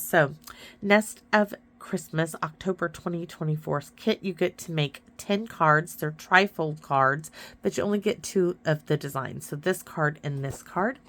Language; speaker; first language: English; native; English